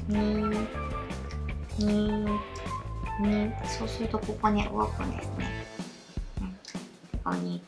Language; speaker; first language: Japanese; native; Japanese